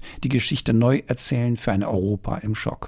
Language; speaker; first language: German; native; German